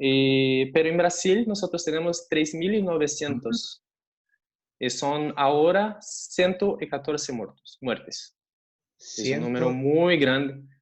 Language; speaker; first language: Spanish; non-native, fluent; Portuguese